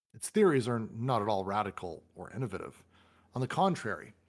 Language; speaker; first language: English; native; English